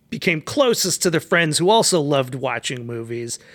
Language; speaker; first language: English; native; English